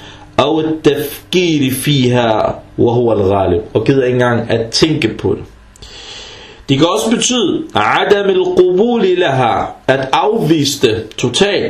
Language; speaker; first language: Danish; early bilingual, other home language; Arabic